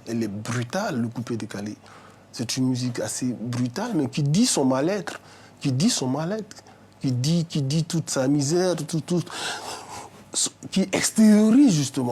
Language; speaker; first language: French; native; French